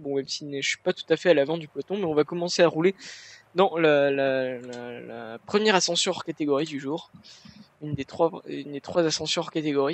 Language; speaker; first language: French; native; French